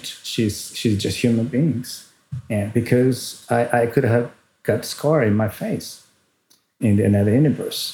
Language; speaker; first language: English; non-native, fluent; Japanese